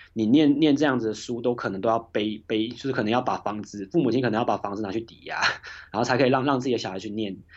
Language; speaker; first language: Chinese; native; Chinese